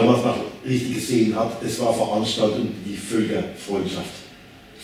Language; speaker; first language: German; native; German